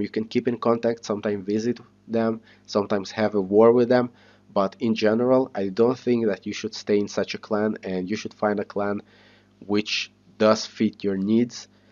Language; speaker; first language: English; non-native, fluent; Hebrew